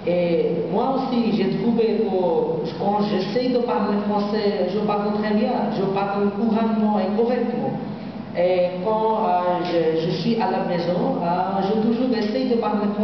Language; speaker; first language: French; non-native, learner; Bangla